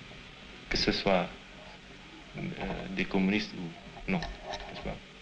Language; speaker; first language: French; non-native, fluent; Indonesian